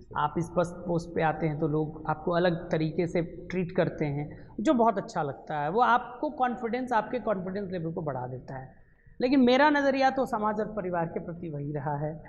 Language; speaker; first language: Hindi; native; Hindi